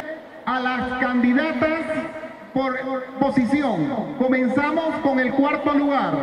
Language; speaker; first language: Spanish; native; Spanish